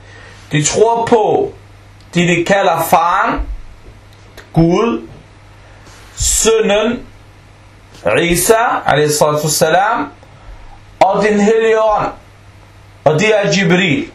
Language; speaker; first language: Danish; non-native, fluent; Arabic